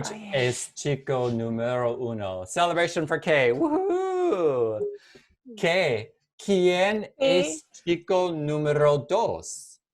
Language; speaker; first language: Spanish; non-native, fluent; English